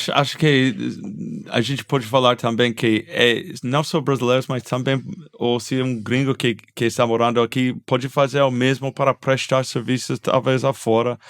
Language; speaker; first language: Portuguese; non-native, fluent; English